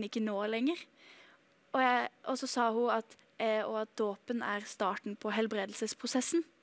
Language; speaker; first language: Norwegian; native; Norwegian